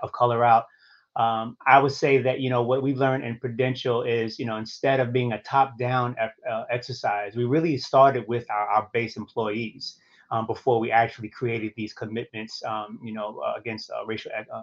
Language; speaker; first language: English; native; English